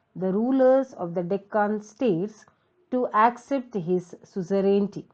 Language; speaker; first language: English; non-native, local second language; Kannada